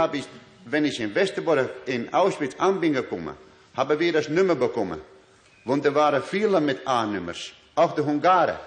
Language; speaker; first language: German; non-native, learner; Dutch